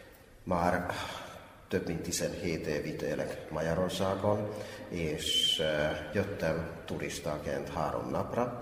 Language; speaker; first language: Hungarian; non-native, fluent; Finnish